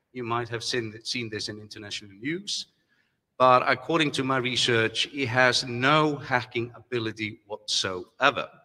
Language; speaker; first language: English; non-native, fluent; German